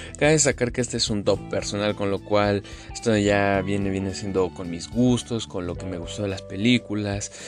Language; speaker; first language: Spanish; native; Spanish